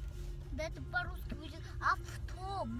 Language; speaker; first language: Russian; early bilingual, heritage; Russian